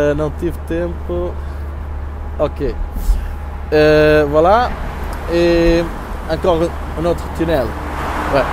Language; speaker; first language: French; non-native, learner; Portuguese